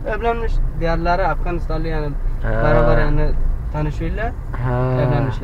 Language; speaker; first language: Turkish; non-native, learner; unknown